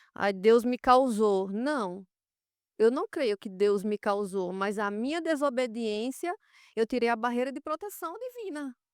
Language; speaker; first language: Portuguese; native; Portuguese